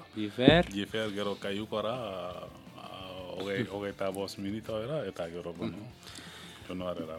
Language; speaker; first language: Basque; non-native, learner; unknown